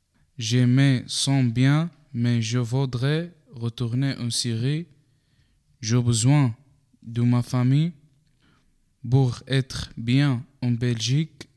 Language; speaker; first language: French; non-native, learner; Arabic